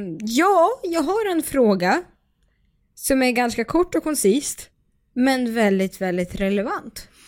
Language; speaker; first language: Swedish; early bilingual, other home language; Russian